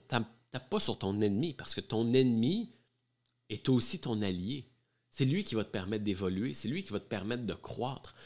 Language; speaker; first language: French; native; French